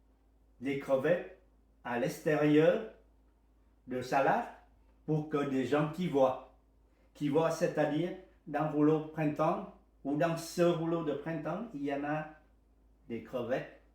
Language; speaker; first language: French; non-native, fluent; Vietnamese